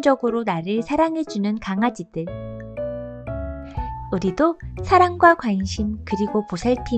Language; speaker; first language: Korean; native; Korean